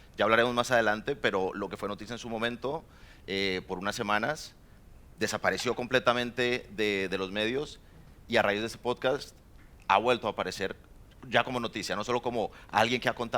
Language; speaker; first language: Spanish; native; Spanish